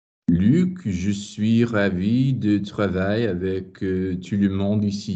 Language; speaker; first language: French; non-native, learner; English